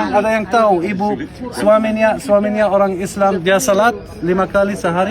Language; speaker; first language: Indonesian; non-native, fluent; Arabic